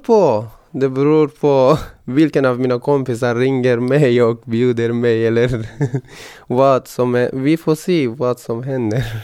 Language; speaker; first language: Swedish; non-native, fluent; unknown